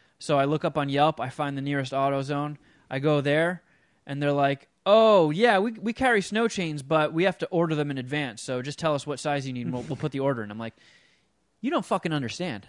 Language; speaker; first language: English; native; English